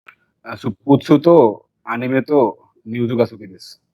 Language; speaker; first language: Japanese; non-native, learner; Bangla